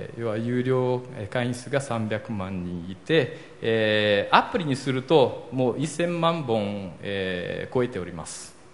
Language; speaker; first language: Japanese; early bilingual, heritage; Portuguese